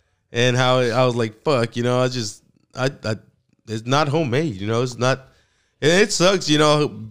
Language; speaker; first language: English; early bilingual, other home language; Spanish